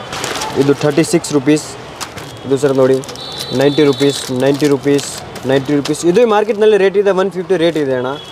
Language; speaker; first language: Kannada; non-native, local second language; Hindi